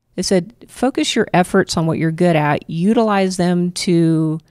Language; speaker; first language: English; native; English